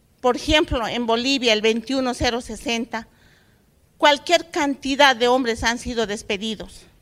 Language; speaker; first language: Spanish; non-native, local second language; Aymara